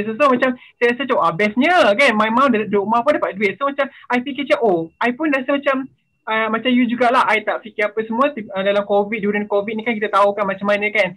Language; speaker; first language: Malay; native; Malay